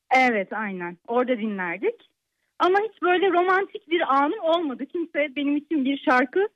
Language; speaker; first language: Turkish; native; Turkish